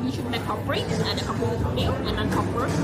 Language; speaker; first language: English; non-native, learner; Thai